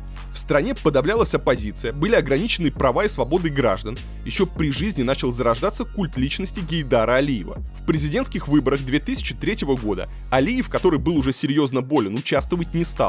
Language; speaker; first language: Russian; native; Russian